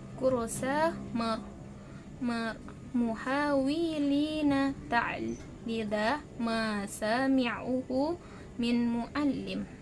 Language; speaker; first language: Arabic; non-native, learner; Indonesian